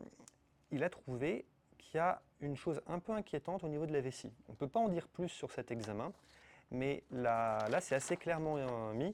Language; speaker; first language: French; native; French